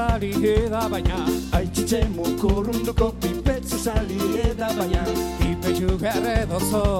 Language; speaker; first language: Spanish; non-native, local second language; Basque